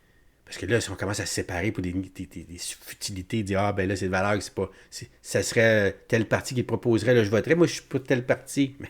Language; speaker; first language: French; native; French